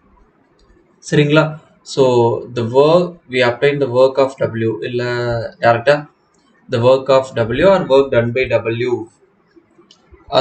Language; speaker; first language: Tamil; native; Tamil